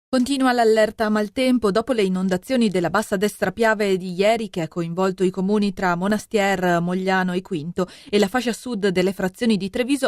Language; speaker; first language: Italian; native; Italian